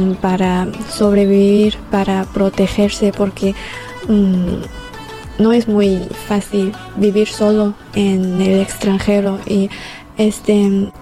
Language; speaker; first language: Spanish; non-native, fluent; Chinese